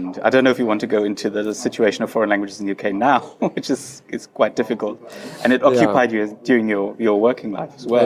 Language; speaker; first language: English; non-native, fluent; German